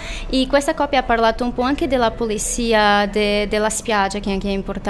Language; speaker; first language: Italian; non-native, learner; Portuguese